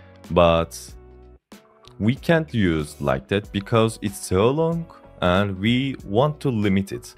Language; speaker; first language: English; non-native, fluent; Turkish